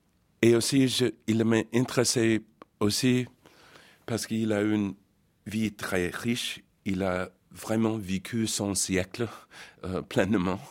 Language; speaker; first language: French; non-native, fluent; English